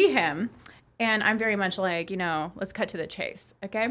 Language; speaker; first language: English; non-native, fluent; Polish